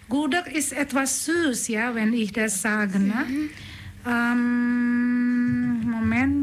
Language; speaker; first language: German; non-native, learner; Indonesian